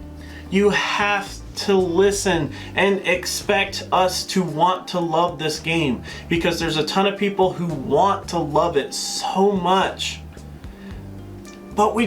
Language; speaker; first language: English; native; English